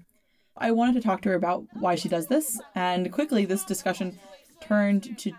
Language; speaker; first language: English; native; English